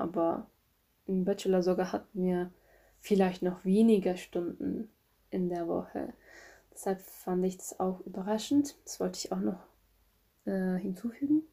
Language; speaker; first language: German; non-native, fluent; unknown